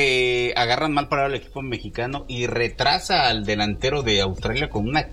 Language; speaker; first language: Spanish; native; Spanish